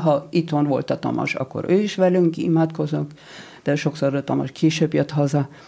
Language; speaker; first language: Hungarian; non-native, fluent; German